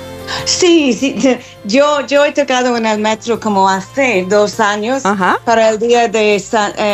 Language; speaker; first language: Spanish; non-native, fluent; English